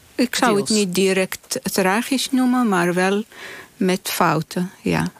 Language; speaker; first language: Dutch; non-native, fluent; Arabic